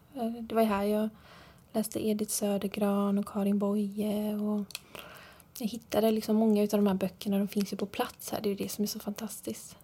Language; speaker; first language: Swedish; native; Swedish